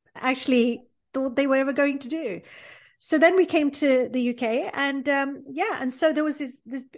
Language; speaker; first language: English; early bilingual, other home language; Gujarati